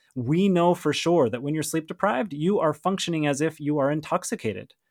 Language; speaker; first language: English; native; English